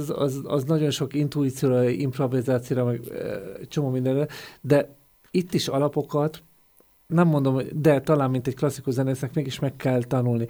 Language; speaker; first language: Hungarian; native; Hungarian